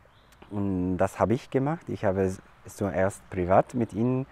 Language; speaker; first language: German; non-native, fluent; English